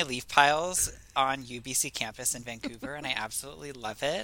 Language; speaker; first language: English; native; English